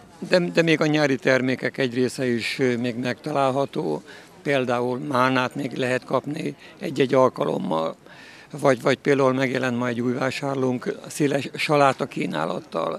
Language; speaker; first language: Hungarian; native; Hungarian